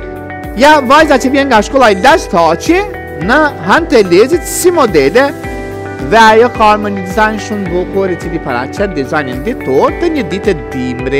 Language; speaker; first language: Albanian; native; Albanian